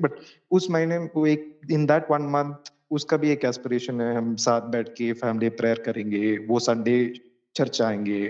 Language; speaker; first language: Hindi; non-native, local second language; Malayalam